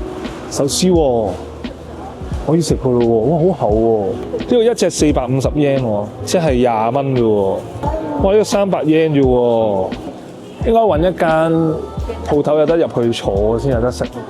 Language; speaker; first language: Cantonese; native; Cantonese